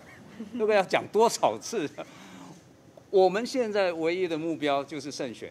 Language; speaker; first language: Chinese; native; Chinese